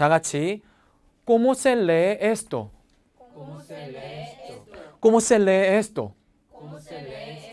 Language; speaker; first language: Spanish; non-native, fluent; Korean